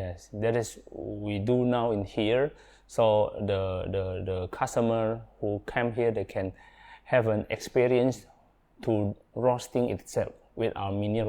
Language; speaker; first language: English; non-native, learner; Indonesian